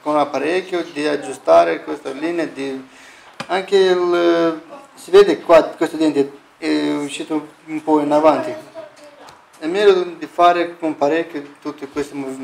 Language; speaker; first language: Italian; non-native, learner; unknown